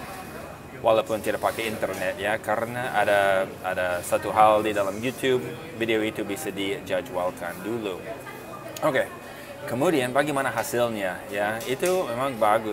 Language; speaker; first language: Indonesian; non-native, fluent; English